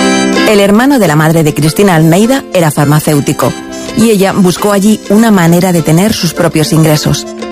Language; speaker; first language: Spanish; native; Spanish